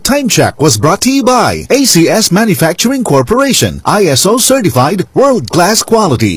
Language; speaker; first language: English; non-native, local second language; Hiligaynon